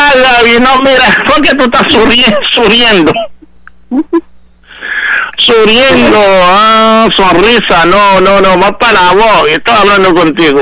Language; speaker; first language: Spanish; non-native, learner; Haitian Creole